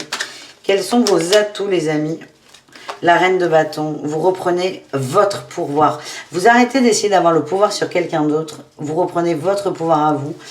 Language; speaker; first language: French; native; French